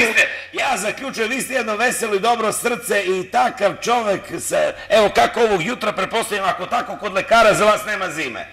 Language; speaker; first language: Serbian; native; Serbian